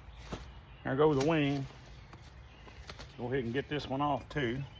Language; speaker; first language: English; native; English